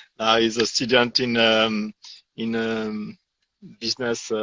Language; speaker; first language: English; non-native, learner; French